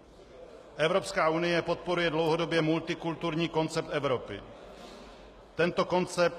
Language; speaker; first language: Czech; native; Czech